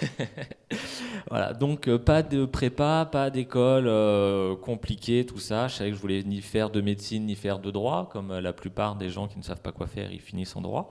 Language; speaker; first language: French; native; French